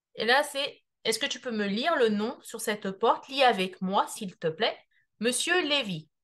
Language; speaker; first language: French; native; French